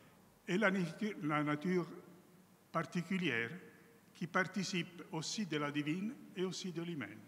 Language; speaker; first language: French; non-native, fluent; Italian